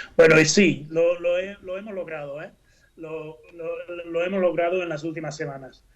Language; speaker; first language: Spanish; non-native, fluent; Dutch